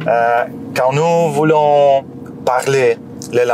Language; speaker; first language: French; non-native, learner; Polish